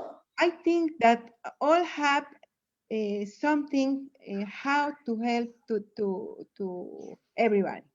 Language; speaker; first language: English; non-native, learner; Spanish